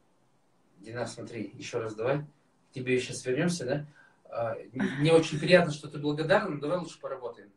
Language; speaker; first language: Russian; native; Russian